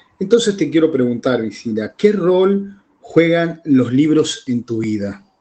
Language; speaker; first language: Spanish; native; Spanish